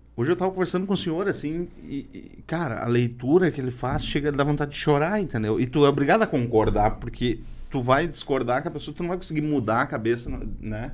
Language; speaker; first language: Portuguese; native; Portuguese